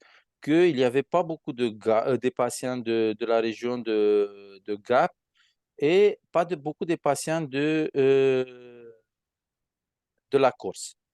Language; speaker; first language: French; non-native, fluent; Romanian